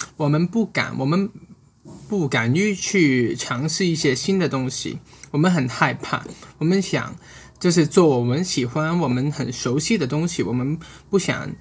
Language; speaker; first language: Chinese; non-native, local second language; Cantonese